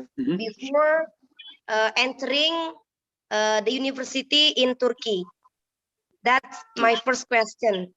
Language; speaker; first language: English; non-native, learner; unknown